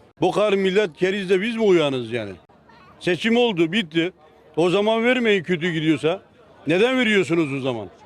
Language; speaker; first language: Turkish; native; Turkish